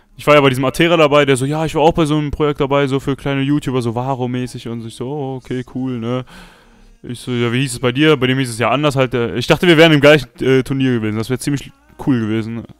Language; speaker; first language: German; early bilingual, other home language; Russian